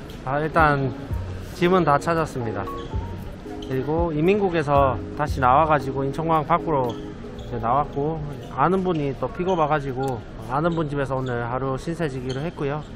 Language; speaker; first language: Korean; native; Korean